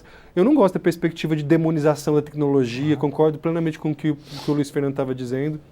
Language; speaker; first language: Portuguese; native; Portuguese